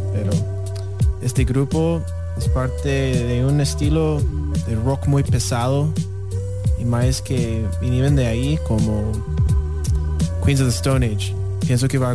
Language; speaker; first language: Spanish; non-native, learner; English